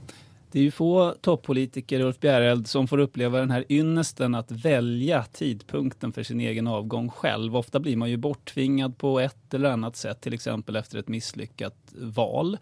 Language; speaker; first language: Swedish; native; Swedish